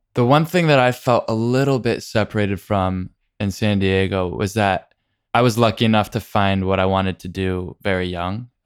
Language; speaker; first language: English; native; English